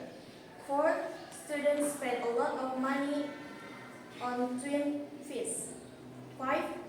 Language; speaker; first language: English; non-native, local second language; Indonesian